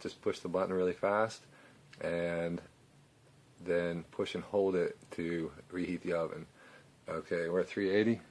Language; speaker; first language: English; native; English